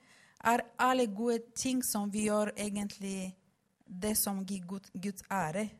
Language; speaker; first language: Swedish; non-native, fluent; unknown